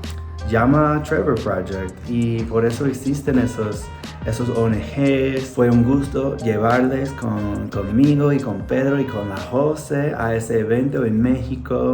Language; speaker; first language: Spanish; non-native, fluent; English